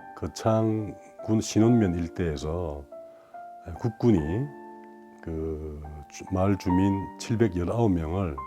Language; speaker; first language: Korean; native; Korean